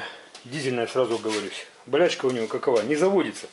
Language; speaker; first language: Russian; native; Russian